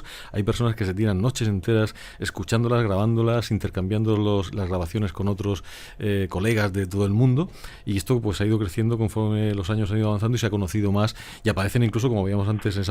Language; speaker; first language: Spanish; native; Spanish